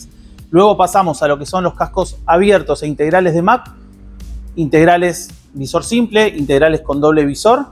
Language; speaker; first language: Spanish; native; Spanish